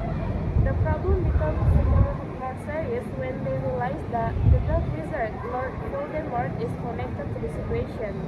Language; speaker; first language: English; non-native, learner; Indonesian